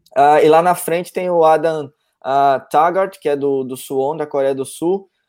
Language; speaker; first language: Portuguese; native; Portuguese